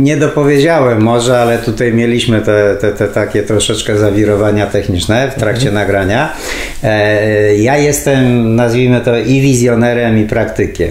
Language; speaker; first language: Polish; native; Polish